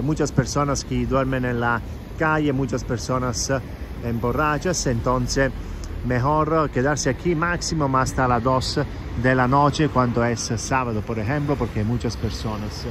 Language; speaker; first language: Spanish; non-native, fluent; Italian